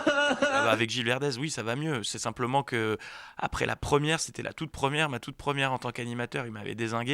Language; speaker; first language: French; native; French